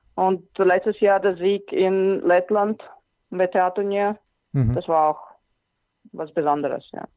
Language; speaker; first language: German; non-native, fluent; Latvian